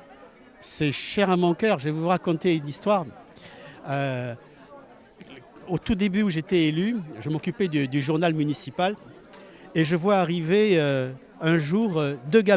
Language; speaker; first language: French; native; French